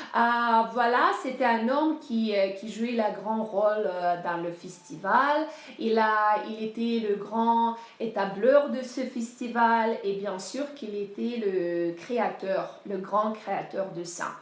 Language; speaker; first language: French; non-native, fluent; Russian